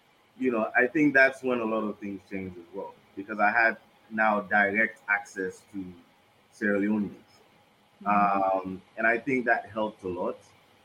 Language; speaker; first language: English; non-native, local second language; Krio